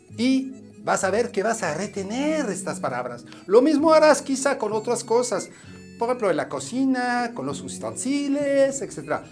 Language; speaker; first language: Spanish; non-native, fluent; French